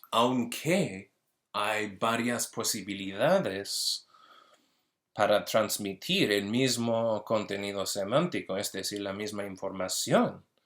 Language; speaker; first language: Spanish; early bilingual, heritage; Spanish